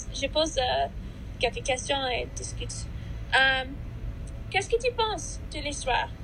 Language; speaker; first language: French; non-native, learner; English